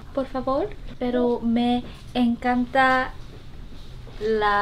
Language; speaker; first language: Spanish; non-native, learner; Korean